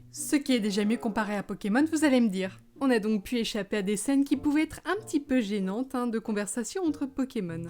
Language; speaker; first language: French; native; French